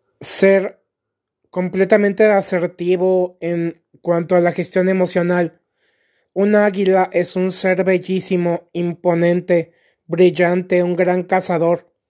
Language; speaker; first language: Spanish; native; Spanish